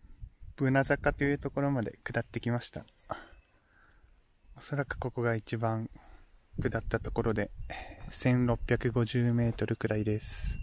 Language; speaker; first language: Japanese; native; Japanese